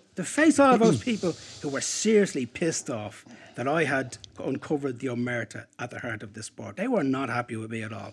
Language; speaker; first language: English; native; English